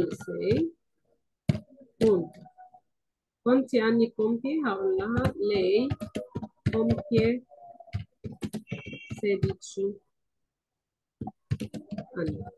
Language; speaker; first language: Italian; non-native, fluent; Arabic